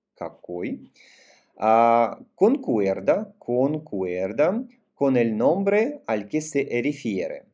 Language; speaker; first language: Spanish; non-native, fluent; Russian